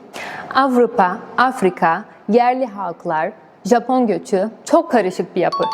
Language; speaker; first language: Turkish; non-native, fluent; Portuguese